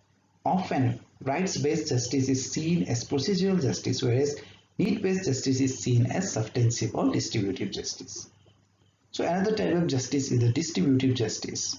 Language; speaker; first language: English; non-native, local second language; Assamese